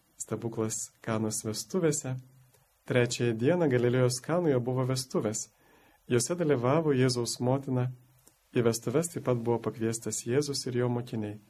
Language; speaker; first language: Lithuanian; native; Lithuanian